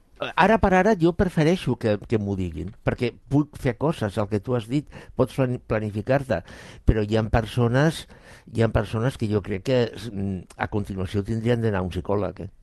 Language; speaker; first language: Catalan; non-native, local second language; Spanish